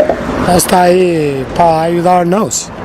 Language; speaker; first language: Spanish; non-native, learner; English